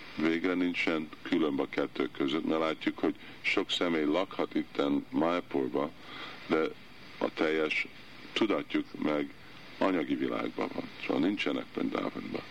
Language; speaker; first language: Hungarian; early bilingual, heritage; Hungarian